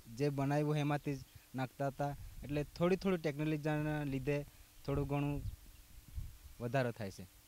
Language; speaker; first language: Gujarati; non-native, local second language; Vasavi